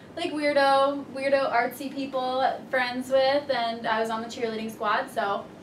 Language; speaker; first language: English; native; English